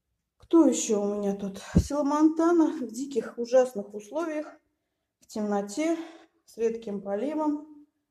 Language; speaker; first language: Russian; native; Russian